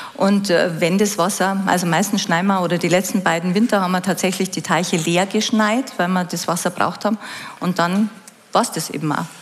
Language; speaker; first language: German; native; German